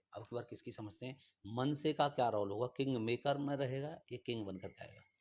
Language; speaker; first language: Hindi; native; Hindi